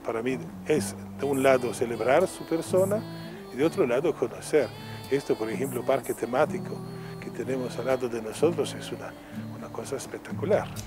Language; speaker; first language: Spanish; non-native, fluent; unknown